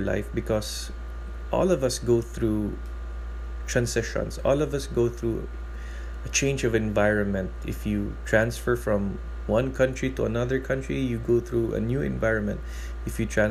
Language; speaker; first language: English; non-native, local second language; Cebuano